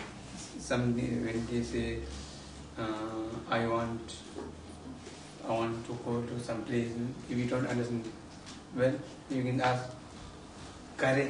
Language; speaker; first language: English; non-native, learner; Tibetan